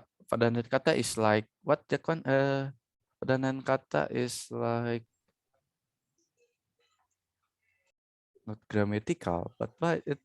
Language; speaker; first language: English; non-native, learner; Indonesian